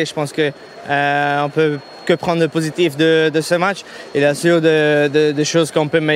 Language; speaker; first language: French; non-native, fluent; Italian